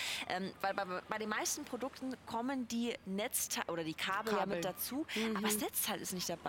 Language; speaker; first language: German; native; German